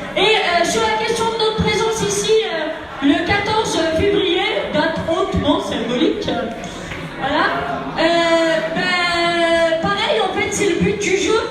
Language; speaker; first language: French; native; French